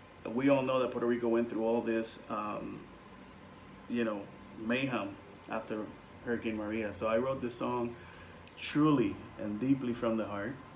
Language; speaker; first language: English; non-native, local second language; Spanish